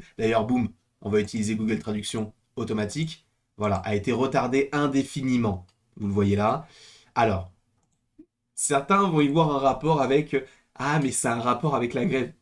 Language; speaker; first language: French; native; French